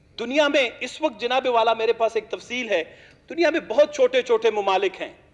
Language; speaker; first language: Urdu; non-native, local second language; Baluchi